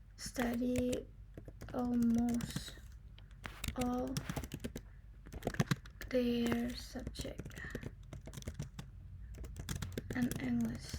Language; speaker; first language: English; non-native, learner; Indonesian